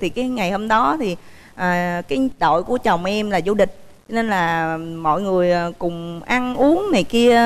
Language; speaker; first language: Vietnamese; native; Vietnamese